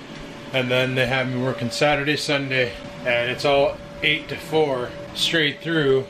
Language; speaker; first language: English; native; English